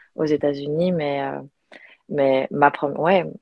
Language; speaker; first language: French; native; French